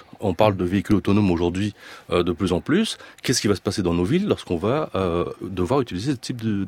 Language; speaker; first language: French; native; French